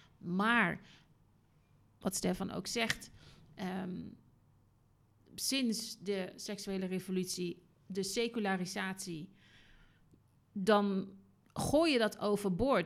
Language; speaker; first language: Dutch; native; Dutch